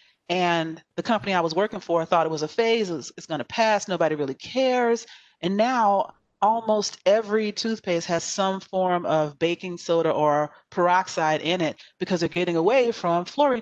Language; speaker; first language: English; native; English